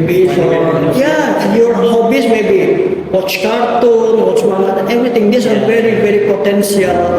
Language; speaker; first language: English; non-native, learner; Indonesian